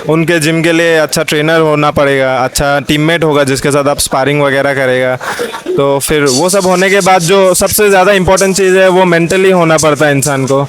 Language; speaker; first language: Hindi; non-native, local second language; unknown